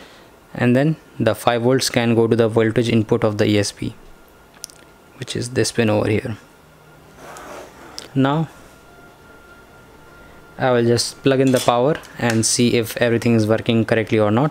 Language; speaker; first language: English; non-native, local second language; Hindi